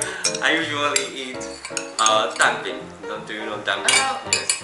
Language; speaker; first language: English; non-native, fluent; Chinese